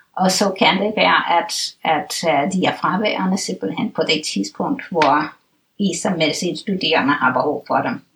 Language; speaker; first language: Danish; non-native, fluent; English